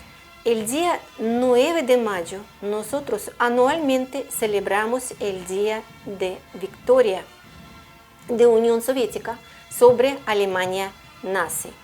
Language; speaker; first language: Spanish; non-native, fluent; Russian